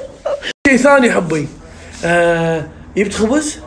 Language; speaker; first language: Arabic; native; Arabic